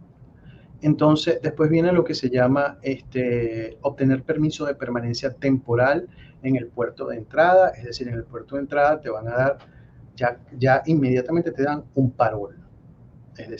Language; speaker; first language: Spanish; native; Spanish